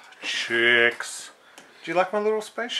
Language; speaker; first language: English; native; English